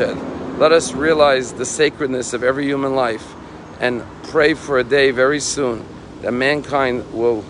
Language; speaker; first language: English; native; English